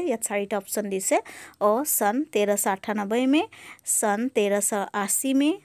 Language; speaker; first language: Hindi; non-native, local second language; Assamese